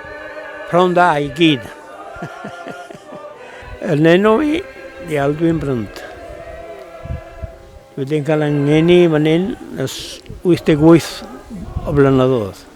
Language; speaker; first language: Welsh; early bilingual, heritage; Welsh